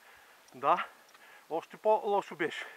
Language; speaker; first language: Bulgarian; native; Bulgarian